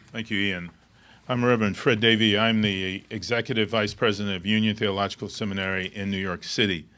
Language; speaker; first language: English; native; English